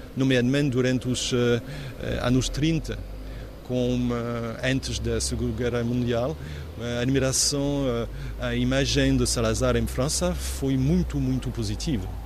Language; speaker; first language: Portuguese; non-native, learner; French